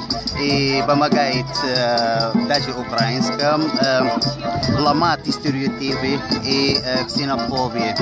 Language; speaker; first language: Russian; non-native, fluent; Arabic